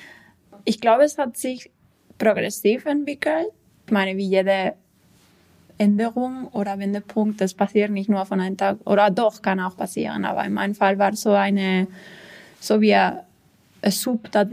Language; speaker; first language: German; non-native, fluent; Spanish